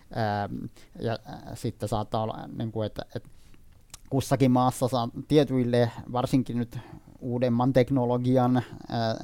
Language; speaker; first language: Finnish; non-native, fluent; Arabic